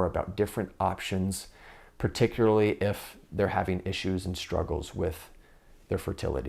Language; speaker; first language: English; native; English